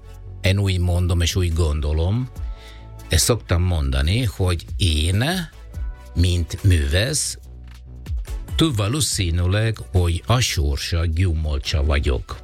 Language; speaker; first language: Hungarian; non-native, fluent; Italian